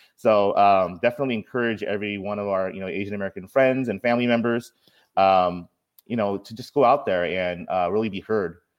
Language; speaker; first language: English; native; English